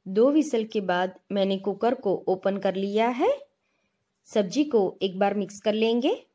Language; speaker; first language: Hindi; non-native, local second language; Gujarati